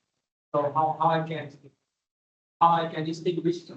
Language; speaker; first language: English; non-native, learner; Vietnamese